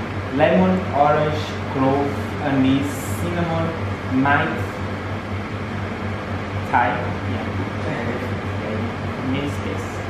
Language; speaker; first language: English; non-native, learner; Portuguese